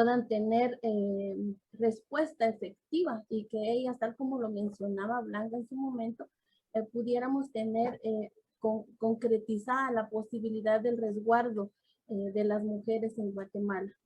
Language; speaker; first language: Spanish; native; Spanish